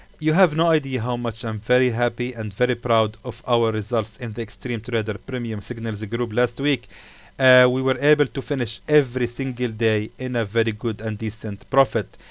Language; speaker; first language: English; non-native, fluent; Arabic